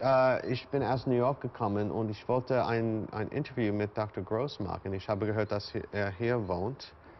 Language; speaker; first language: German; non-native, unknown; English